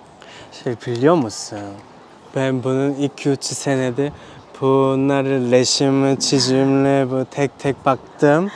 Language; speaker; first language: Turkish; non-native, learner; Korean